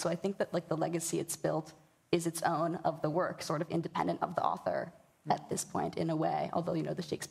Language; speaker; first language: English; native; English